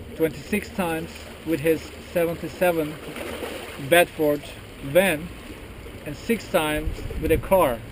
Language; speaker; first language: English; non-native, fluent; Turkish